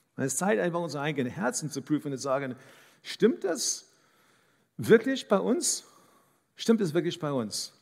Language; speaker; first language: German; non-native, fluent; English